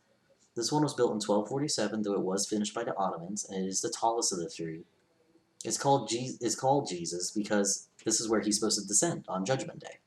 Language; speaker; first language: English; native; English